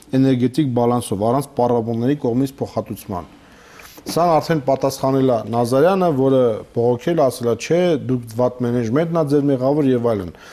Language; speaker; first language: Armenian; native; Armenian